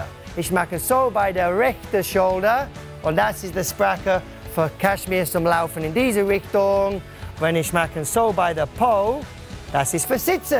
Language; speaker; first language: German; non-native, learner; English